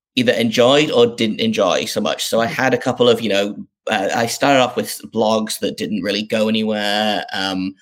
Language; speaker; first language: English; native; English